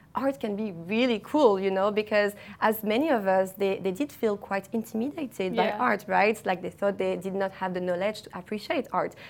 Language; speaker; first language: English; non-native, fluent; French